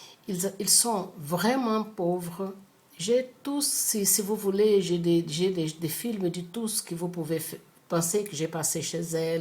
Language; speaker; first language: French; non-native, fluent; Portuguese